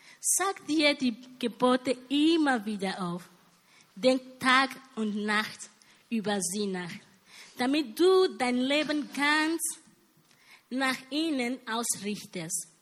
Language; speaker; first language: German; non-native, learner; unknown